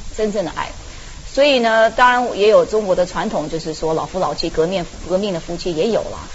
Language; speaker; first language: Chinese; early bilingual, heritage; Chinese